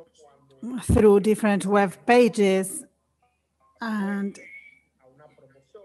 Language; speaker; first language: English; non-native, fluent; Spanish